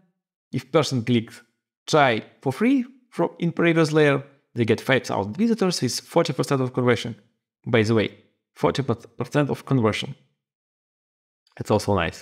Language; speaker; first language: English; non-native, fluent; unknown